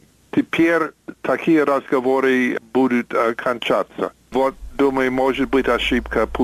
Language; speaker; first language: Russian; non-native, fluent; English